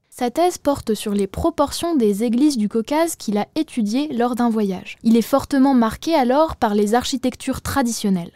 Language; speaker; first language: French; native; French